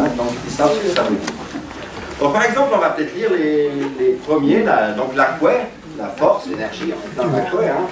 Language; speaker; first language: French; native; French